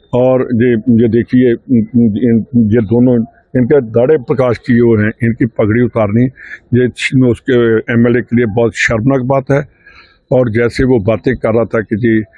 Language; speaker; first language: Hindi; non-native, local second language; Punjabi